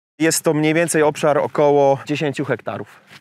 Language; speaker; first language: Polish; native; Polish